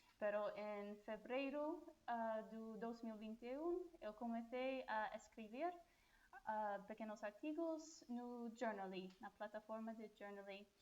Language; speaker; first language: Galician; non-native, learner; English